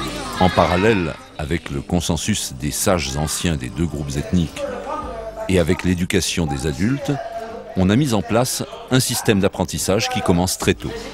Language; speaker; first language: French; native; French